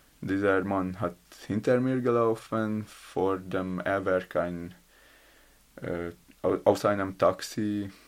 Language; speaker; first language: German; non-native, learner; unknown